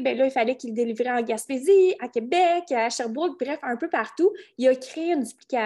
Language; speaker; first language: French; native; French